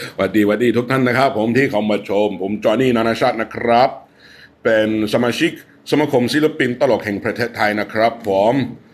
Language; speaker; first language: Thai; non-native, fluent; English